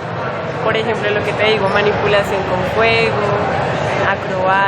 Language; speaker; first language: Spanish; native; Spanish